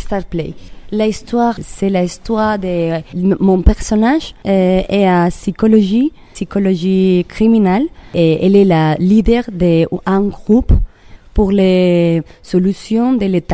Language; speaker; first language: French; non-native, learner; Spanish